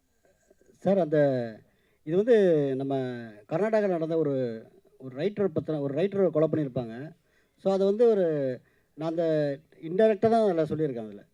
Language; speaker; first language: Tamil; native; Tamil